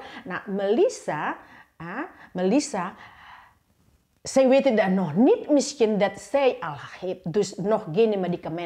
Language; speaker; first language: Dutch; non-native, learner; Indonesian